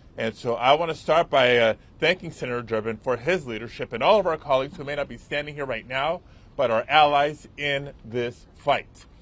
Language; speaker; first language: English; early bilingual, other home language; Spanish